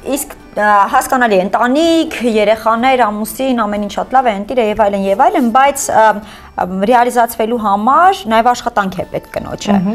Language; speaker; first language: Armenian; native; Armenian